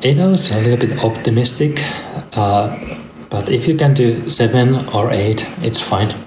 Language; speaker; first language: English; non-native, fluent; Finnish